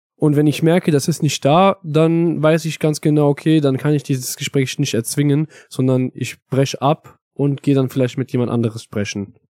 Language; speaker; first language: German; native; German